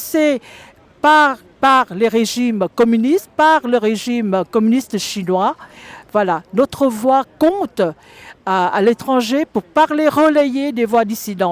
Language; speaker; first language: French; non-native, fluent; Vietnamese